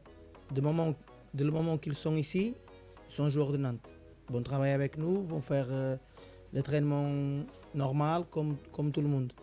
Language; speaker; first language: French; non-native, fluent; Portuguese